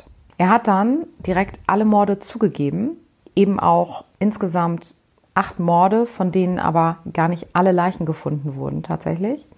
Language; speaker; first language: German; native; German